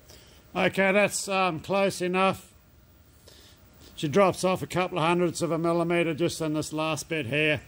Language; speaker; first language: English; native; English